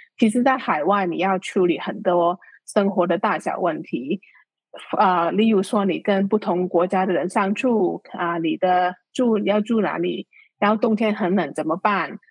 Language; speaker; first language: Chinese; non-native, local second language; Cantonese